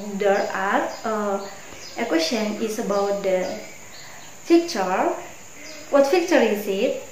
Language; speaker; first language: English; non-native, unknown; Indonesian